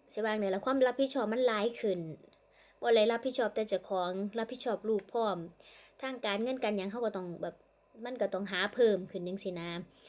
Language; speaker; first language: Thai; native; Thai